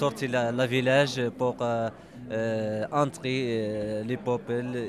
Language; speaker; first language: French; non-native, learner; Arabic